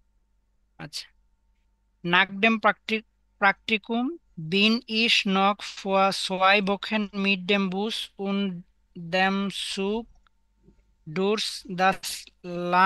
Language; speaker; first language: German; non-native, learner; Bangla